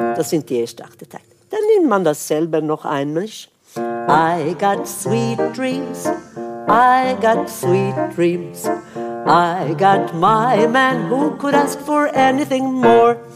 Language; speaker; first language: German; non-native, fluent; Swedish